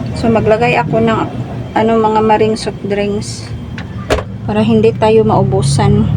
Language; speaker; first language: Filipino; non-native, local second language; Cebuano